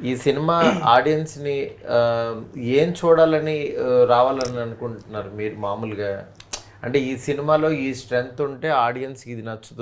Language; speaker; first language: Telugu; native; Telugu